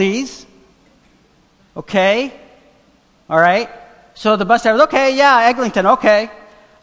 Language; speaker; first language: English; non-native, fluent; Portuguese